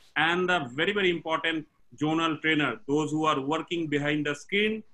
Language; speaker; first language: English; non-native, local second language; Bangla